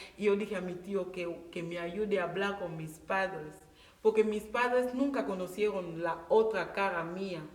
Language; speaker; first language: Spanish; non-native, local second language; Fang